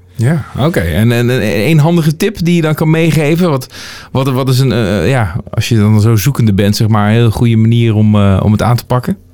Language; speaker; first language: Dutch; native; Dutch